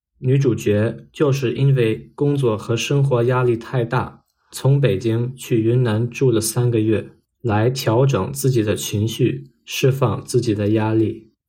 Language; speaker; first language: Chinese; non-native, fluent; German